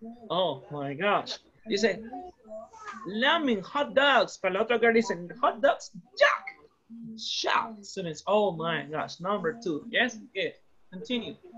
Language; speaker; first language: English; non-native, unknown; Spanish